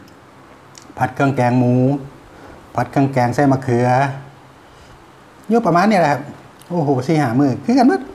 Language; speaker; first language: Thai; non-native, local second language; Northeastern Thai